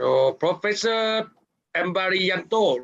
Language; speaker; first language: English; non-native, fluent; Thai